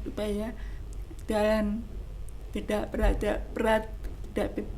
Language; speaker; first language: Indonesian; non-native, local second language; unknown